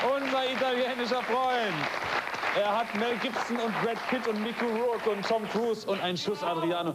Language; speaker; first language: German; native; German